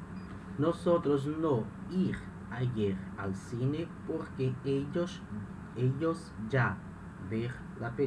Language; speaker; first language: Spanish; non-native, fluent; Portuguese